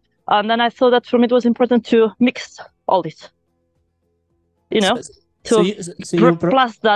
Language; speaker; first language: English; non-native, fluent; Spanish